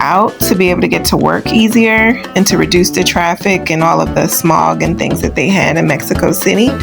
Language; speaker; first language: English; native; English